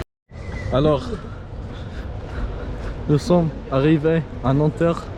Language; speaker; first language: French; non-native, learner; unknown